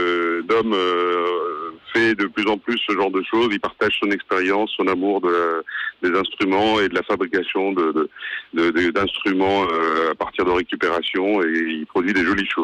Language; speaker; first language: French; native; French